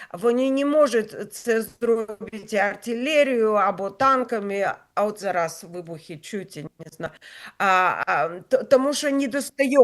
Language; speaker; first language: Ukrainian; non-native, local second language; Russian